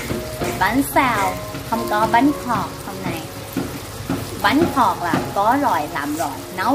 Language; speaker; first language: Vietnamese; non-native, learner; Thai